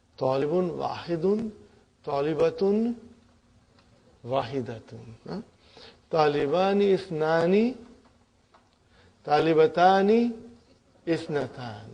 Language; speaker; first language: Arabic; non-native, fluent; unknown